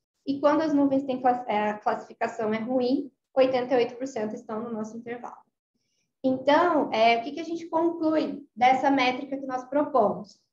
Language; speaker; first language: Portuguese; native; Portuguese